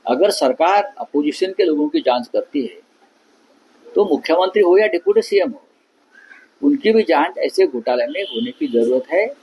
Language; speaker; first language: Hindi; non-native, local second language; Marathi